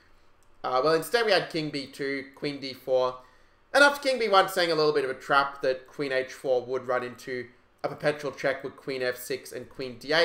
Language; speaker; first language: English; native; English